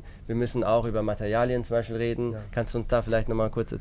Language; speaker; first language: German; native; German